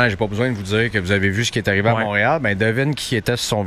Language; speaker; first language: French; native; French